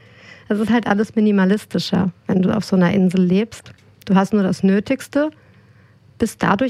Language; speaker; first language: German; native; German